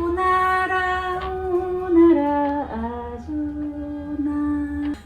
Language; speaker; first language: Korean; native; Korean